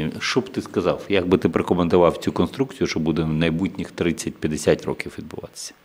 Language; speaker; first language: Ukrainian; non-native, local second language; Russian